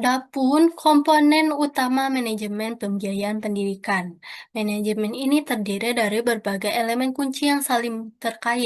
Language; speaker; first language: Indonesian; native; Indonesian